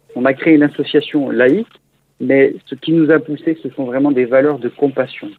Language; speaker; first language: French; native; French